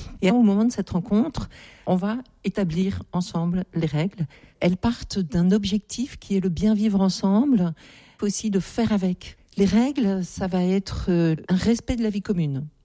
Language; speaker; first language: French; native; French